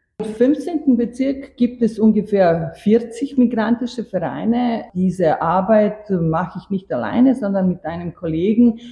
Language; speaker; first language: German; non-native, fluent; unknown